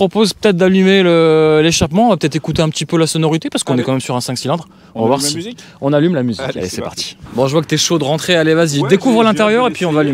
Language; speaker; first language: French; native; French